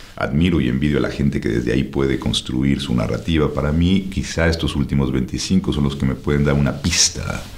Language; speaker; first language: Spanish; native; Spanish